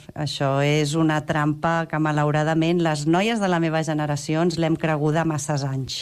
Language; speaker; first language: Catalan; native; Catalan